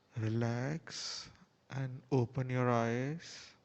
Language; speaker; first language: English; non-native, local second language; Gujarati